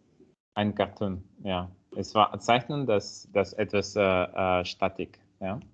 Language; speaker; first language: German; non-native, learner; Italian